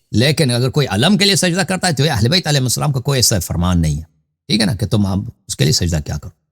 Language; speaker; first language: Urdu; native; Urdu